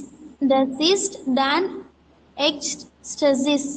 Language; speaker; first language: German; non-native, learner; Tamil